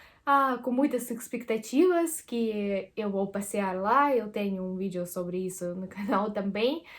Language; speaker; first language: Portuguese; non-native, fluent; Russian